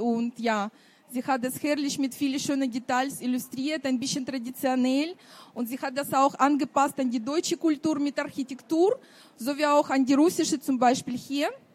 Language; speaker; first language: German; non-native, fluent; Russian